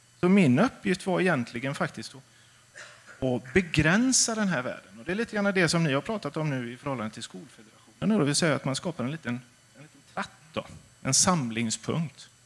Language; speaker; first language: Swedish; native; Swedish